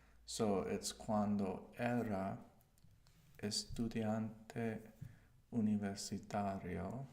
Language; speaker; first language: Spanish; non-native, learner; English